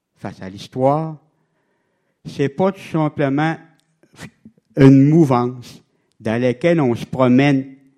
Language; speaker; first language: French; native; French